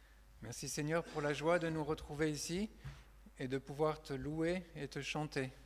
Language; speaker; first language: French; native; French